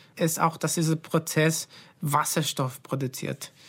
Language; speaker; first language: German; non-native, fluent; Italian